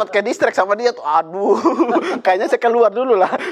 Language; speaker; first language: Indonesian; native; Indonesian